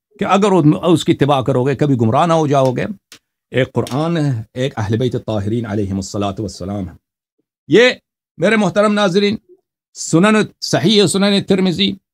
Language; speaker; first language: Urdu; non-native, fluent; Persian